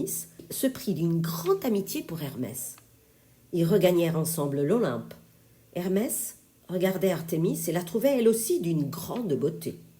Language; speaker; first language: French; native; French